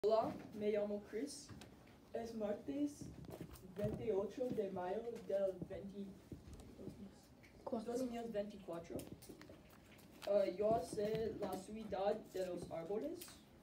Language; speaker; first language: Spanish; non-native, learner; English